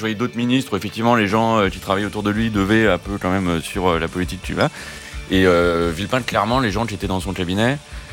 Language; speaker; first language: French; native; French